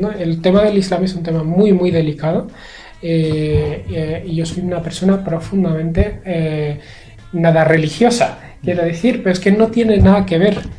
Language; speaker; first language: Spanish; early bilingual, other home language; Arabic